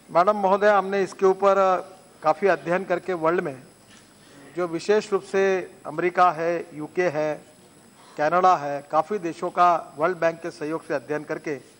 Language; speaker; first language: Hindi; non-native, local second language; Marathi